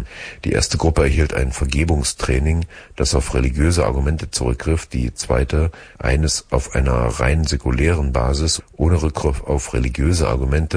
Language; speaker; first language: German; native; German